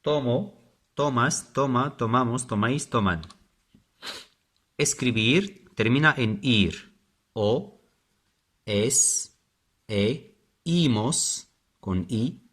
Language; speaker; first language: Spanish; non-native, fluent; Arabic